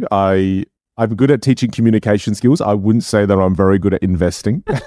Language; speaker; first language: English; non-native, local second language; Chinese